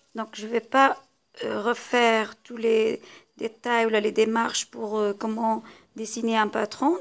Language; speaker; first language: French; non-native, local second language; Arabic